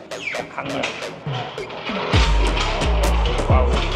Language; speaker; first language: Chinese; native; Chinese